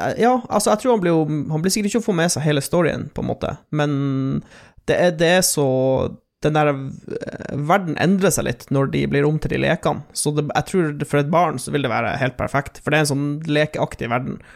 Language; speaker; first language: Norwegian; native; Norwegian